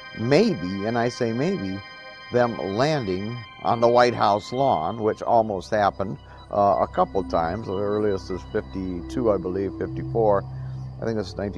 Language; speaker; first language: English; native; English